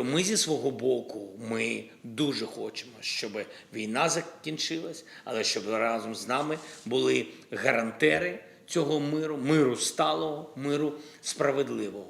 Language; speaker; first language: Ukrainian; non-native, local second language; Russian